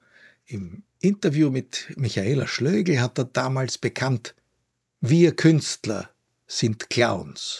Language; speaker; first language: German; native; German